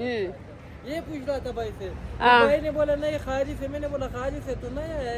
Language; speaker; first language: Hindi; non-native, fluent; Pashto